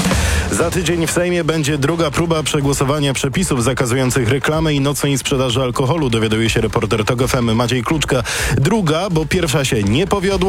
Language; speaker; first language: Polish; native; Polish